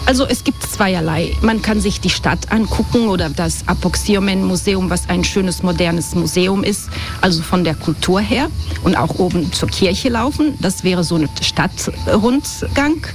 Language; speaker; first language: German; non-native, fluent; Croatian